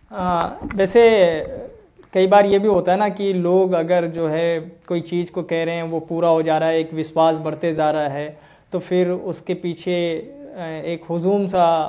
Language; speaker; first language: Hindi; native; Hindi